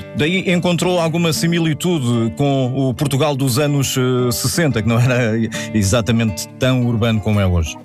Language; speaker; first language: Portuguese; native; Portuguese